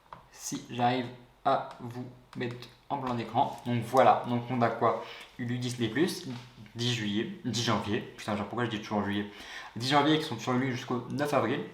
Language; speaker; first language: French; native; French